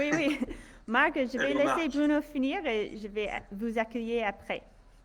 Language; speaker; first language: French; non-native, fluent; English